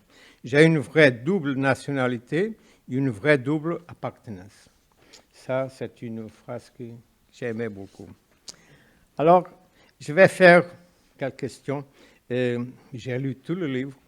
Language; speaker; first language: French; non-native, fluent; Portuguese